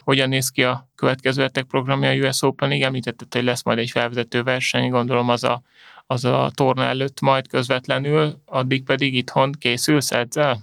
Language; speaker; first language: Hungarian; native; Hungarian